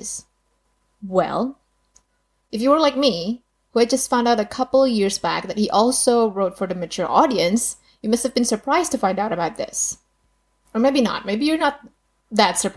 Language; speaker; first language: English; non-native, fluent; Indonesian